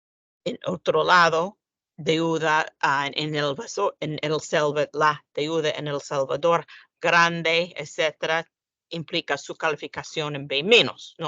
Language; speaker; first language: Spanish; non-native, fluent; English